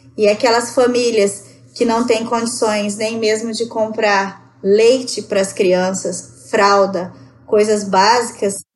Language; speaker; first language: Portuguese; native; Portuguese